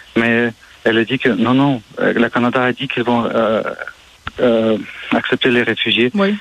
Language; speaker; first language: French; non-native, fluent; Ukrainian